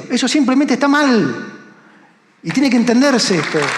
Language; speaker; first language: Spanish; native; Spanish